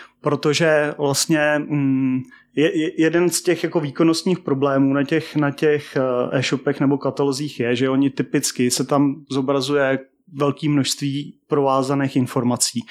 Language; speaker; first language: Czech; native; Czech